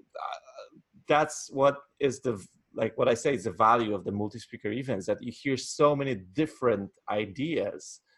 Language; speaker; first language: English; non-native, fluent; Polish